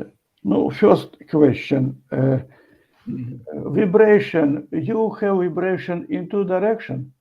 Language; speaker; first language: English; non-native, learner; Ukrainian